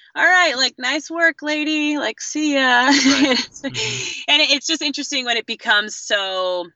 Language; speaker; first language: English; native; English